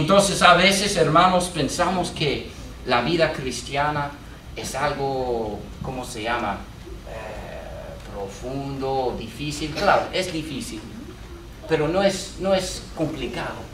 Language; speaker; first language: Spanish; non-native, fluent; English